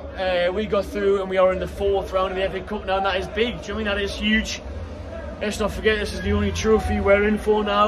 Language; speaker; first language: English; native; English